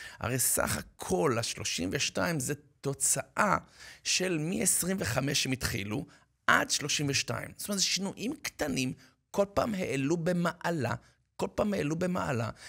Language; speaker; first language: Hebrew; native; Hebrew